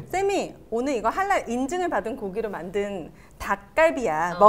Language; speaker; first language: Korean; native; Korean